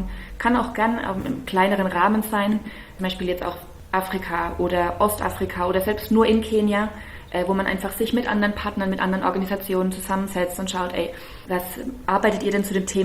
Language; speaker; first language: German; native; German